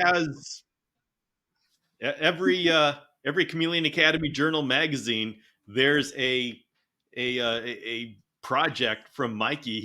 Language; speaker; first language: English; native; English